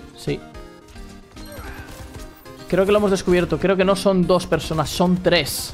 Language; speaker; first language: Spanish; native; Spanish